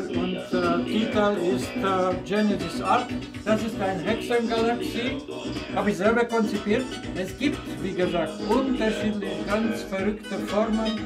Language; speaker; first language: German; non-native, fluent; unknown